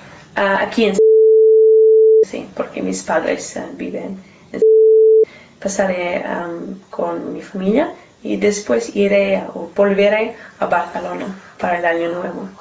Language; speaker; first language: Spanish; non-native, learner; English